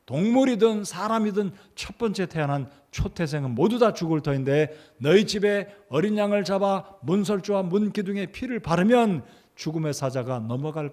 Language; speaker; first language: Korean; native; Korean